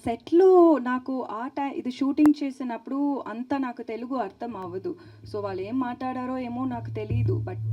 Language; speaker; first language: Telugu; non-native, learner; Tamil